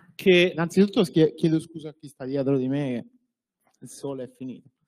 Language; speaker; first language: Italian; native; Italian